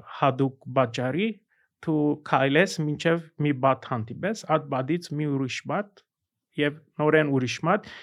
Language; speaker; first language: Armenian; early bilingual, heritage; Armenian